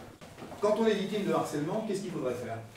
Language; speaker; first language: French; native; French